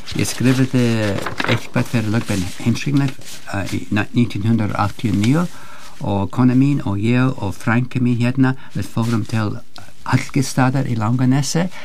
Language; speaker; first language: Icelandic; early bilingual, heritage; Icelandic